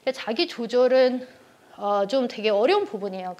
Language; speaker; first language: Korean; early bilingual, heritage; Korean